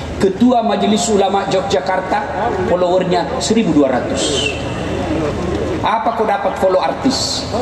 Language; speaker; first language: Indonesian; non-native, local second language; Buginese